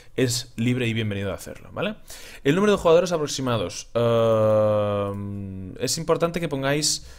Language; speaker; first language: Spanish; native; Spanish